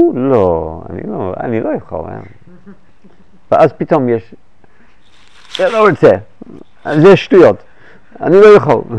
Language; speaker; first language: Hebrew; non-native, fluent; English